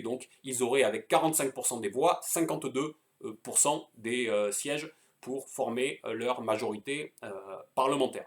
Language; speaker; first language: French; native; French